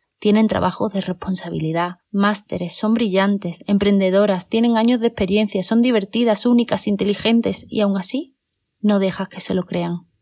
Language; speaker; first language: Spanish; native; Spanish